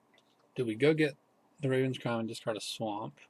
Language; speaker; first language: English; native; English